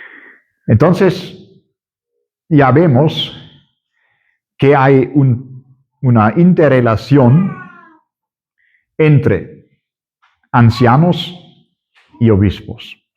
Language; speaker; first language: Spanish; non-native, fluent; German